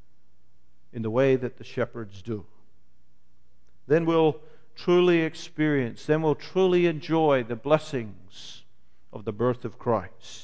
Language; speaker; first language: English; native; English